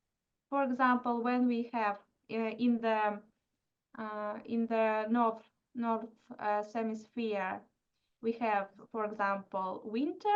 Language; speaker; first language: English; non-native, fluent; Russian